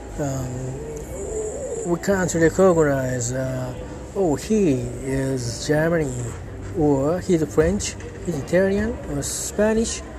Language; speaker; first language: English; non-native, learner; Japanese